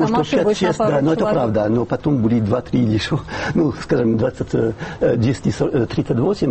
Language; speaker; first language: Russian; non-native, fluent; French